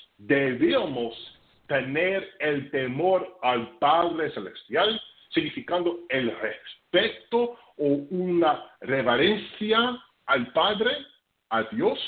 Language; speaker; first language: Spanish; non-native, fluent; English